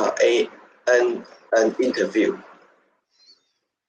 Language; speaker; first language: English; non-native, learner; Chinese